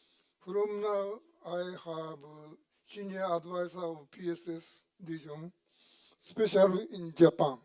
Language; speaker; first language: English; non-native, learner; Japanese